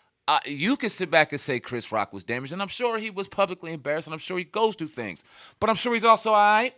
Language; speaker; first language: English; native; English